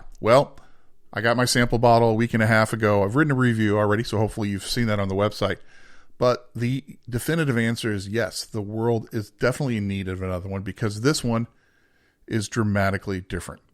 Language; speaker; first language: English; native; English